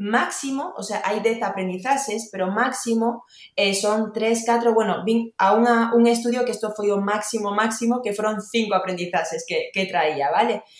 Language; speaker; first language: Galician; non-native, local second language; Spanish